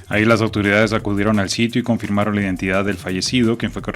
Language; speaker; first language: Spanish; native; Spanish